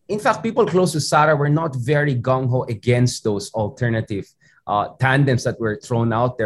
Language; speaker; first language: English; non-native, local second language; Filipino